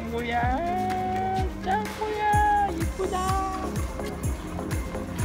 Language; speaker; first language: Korean; non-native, fluent; Swedish